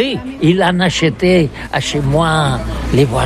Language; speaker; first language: French; non-native, learner; Catalan